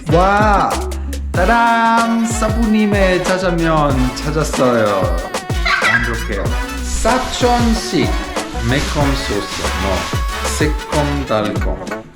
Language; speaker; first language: Korean; non-native, learner; Italian